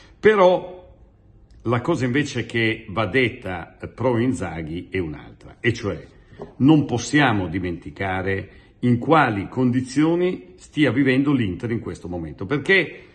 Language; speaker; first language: Italian; native; Italian